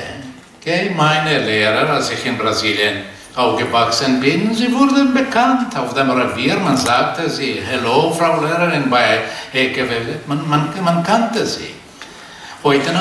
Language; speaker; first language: German; non-native, fluent; Portuguese